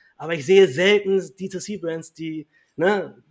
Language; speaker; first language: German; native; German